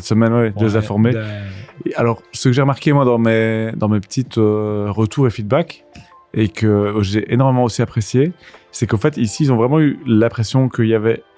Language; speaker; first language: French; native; French